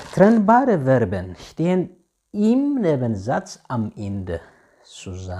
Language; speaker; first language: German; non-native, fluent; Tigrinya